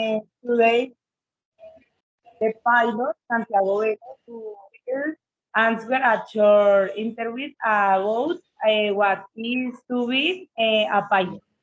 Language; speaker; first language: English; non-native, learner; Spanish